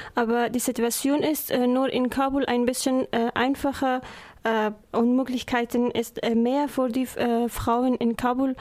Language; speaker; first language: German; non-native, learner; Persian